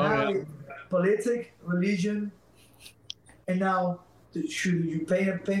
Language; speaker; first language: English; non-native, fluent; Spanish